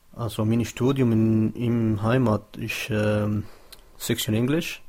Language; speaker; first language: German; non-native, learner; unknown